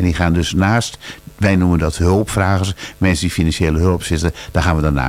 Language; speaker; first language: Dutch; native; Dutch